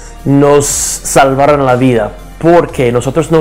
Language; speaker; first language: Spanish; non-native, learner; English